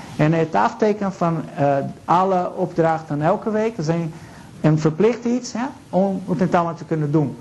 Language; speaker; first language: Dutch; non-native, fluent; Portuguese